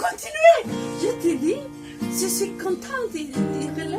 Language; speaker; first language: French; non-native, learner; Croatian